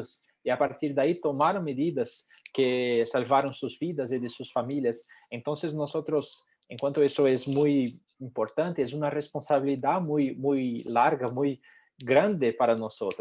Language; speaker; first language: Spanish; non-native, fluent; Portuguese